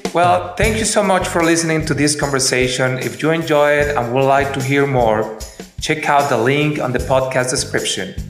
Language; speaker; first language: English; non-native, fluent; Spanish